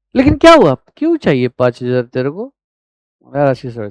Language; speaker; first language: Hindi; non-native, local second language; Marathi